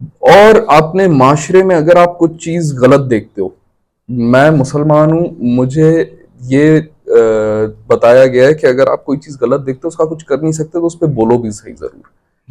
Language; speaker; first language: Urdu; non-native, local second language; Sindhi